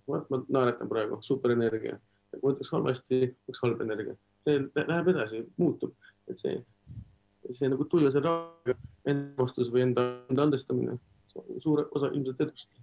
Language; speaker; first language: Estonian; non-native, local second language; Russian